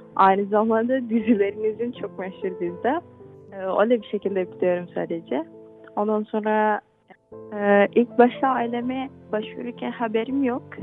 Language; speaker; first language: Turkish; non-native, fluent; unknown